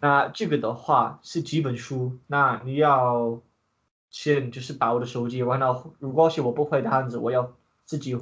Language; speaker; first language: Chinese; non-native, learner; English